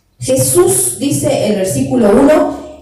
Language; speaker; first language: Spanish; native; Spanish